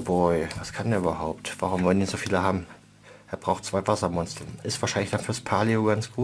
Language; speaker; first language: German; native; German